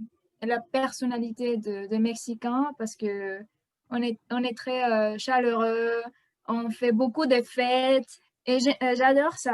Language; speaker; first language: French; non-native, fluent; Spanish